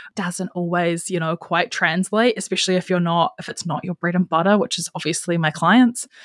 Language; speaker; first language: English; native; English